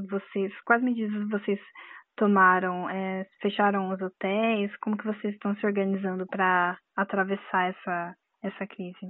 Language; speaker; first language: Portuguese; native; Portuguese